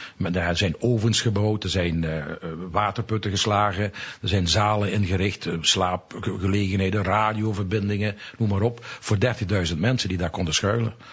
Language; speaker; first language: Dutch; native; Dutch